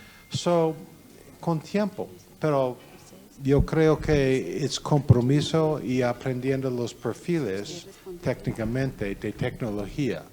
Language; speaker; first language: Spanish; non-native, learner; English